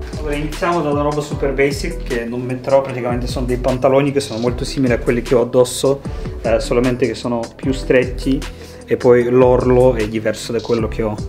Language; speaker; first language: Italian; early bilingual, other home language; Russian